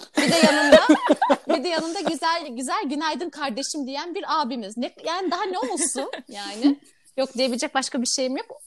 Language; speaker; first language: Turkish; native; Turkish